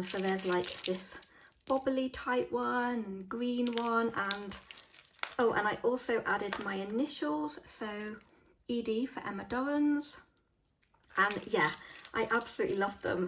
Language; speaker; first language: English; native; English